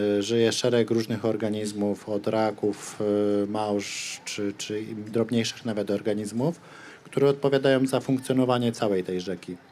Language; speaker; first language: Polish; native; Polish